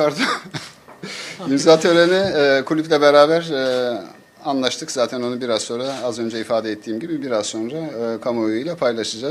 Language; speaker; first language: Turkish; native; Turkish